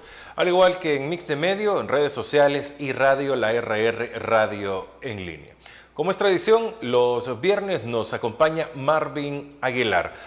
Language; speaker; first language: Spanish; native; Spanish